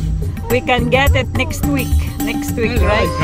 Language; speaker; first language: English; non-native, local second language; Filipino